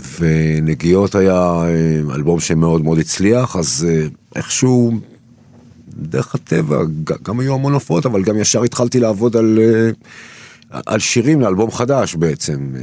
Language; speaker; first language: Hebrew; early bilingual, other home language; Turkish